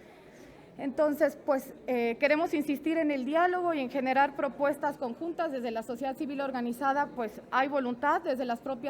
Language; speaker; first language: Spanish; native; Spanish